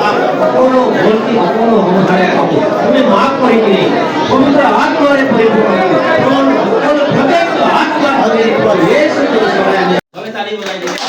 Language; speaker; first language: Hindi; non-native, local second language; Assamese